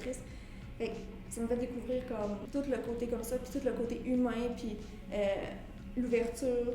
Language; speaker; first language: French; native; French